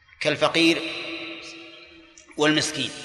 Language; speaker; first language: Arabic; native; Arabic